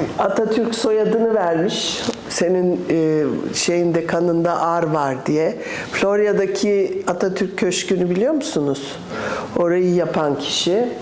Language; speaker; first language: Turkish; early bilingual, other home language; English